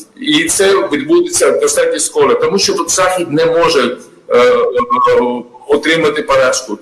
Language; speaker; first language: Ukrainian; non-native, learner; Georgian